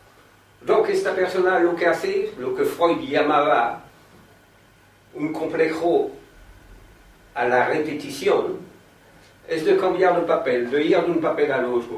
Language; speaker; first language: Spanish; non-native, fluent; French